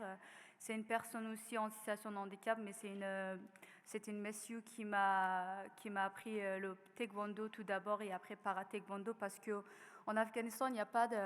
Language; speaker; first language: French; non-native, learner; Persian